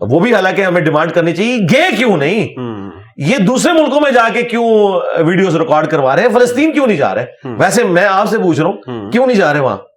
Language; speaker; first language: Urdu; non-native, local second language; Punjabi